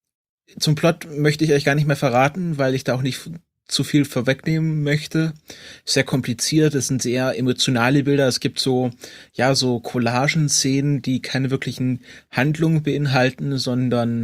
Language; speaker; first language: German; native; German